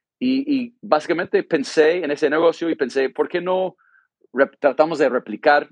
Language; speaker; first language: Spanish; non-native, fluent; English